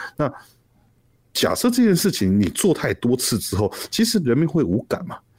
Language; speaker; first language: Chinese; native; Chinese